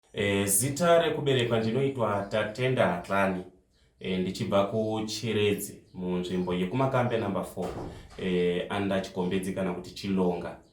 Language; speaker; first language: Shona; non-native, local second language; Tsonga